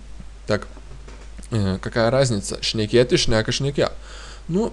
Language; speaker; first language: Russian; non-native, fluent; Lithuanian